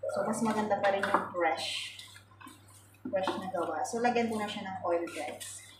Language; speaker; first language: Filipino; native; Filipino